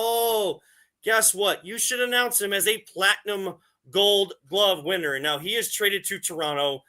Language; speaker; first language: English; native; English